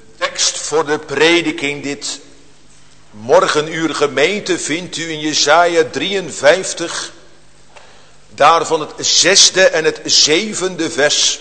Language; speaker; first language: Dutch; native; Dutch